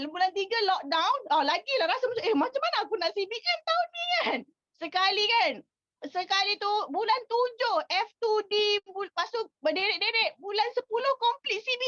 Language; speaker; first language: Malay; native; Malay